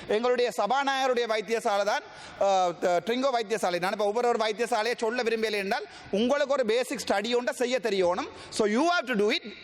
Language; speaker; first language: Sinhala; non-native, local second language; Tamil